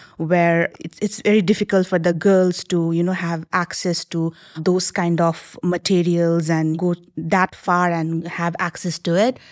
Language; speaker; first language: English; non-native, local second language; Nepali